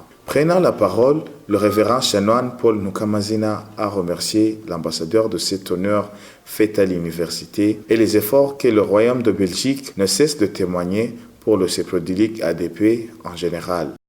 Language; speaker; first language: French; non-native, local second language; Rundi